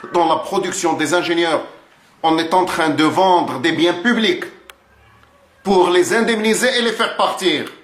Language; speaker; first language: French; non-native, local second language; Arabic